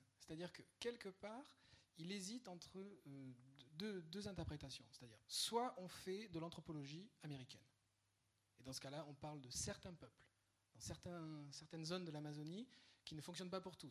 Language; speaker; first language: French; native; French